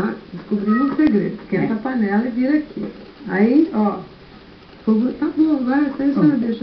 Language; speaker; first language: Portuguese; native; Portuguese